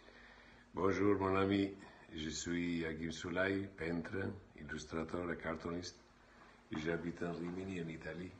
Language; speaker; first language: French; non-native, learner; Albanian